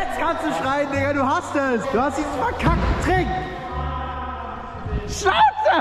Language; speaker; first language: German; native; German